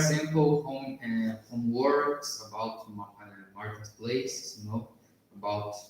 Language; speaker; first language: English; non-native, learner; Portuguese